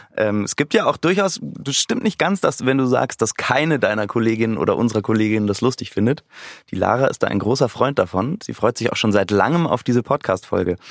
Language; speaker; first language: German; native; German